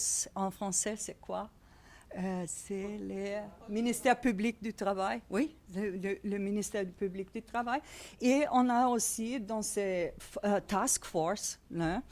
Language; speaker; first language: French; non-native, fluent; Portuguese